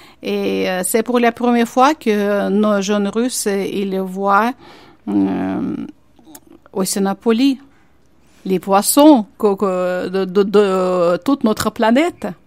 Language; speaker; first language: French; non-native, fluent; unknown